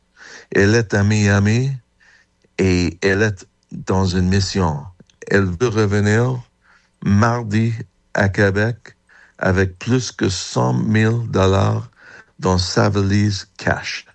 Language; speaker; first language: French; non-native, fluent; English